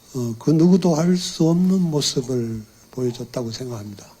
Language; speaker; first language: Korean; native; Korean